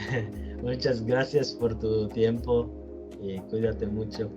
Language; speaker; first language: Spanish; non-native, learner; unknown